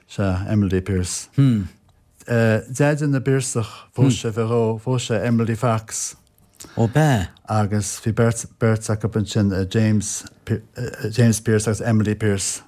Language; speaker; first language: Irish; non-native, local second language; English